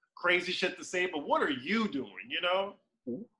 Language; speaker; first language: English; native; English